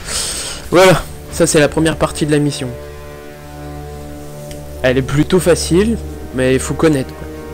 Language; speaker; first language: French; native; French